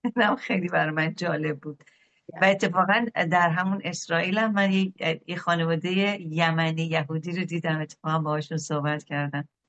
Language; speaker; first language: Persian; native; Persian